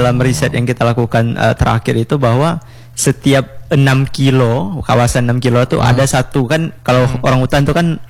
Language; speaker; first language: Indonesian; non-native, local second language; Minangkabau